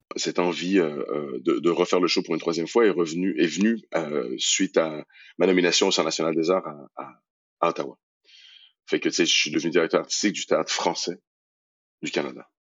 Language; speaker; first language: French; early bilingual, other home language; Persian